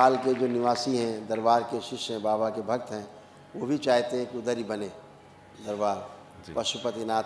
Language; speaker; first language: Hindi; native; Hindi